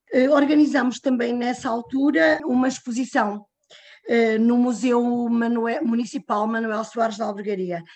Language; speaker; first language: Portuguese; native; Portuguese